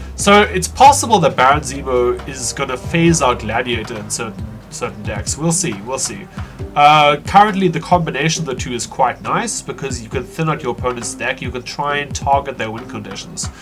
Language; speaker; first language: English; native; English